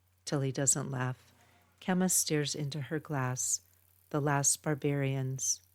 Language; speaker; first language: English; native; English